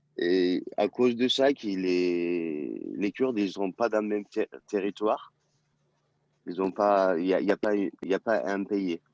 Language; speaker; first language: French; non-native, learner; Turkish